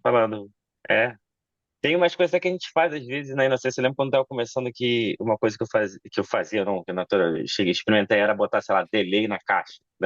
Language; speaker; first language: Portuguese; native; Portuguese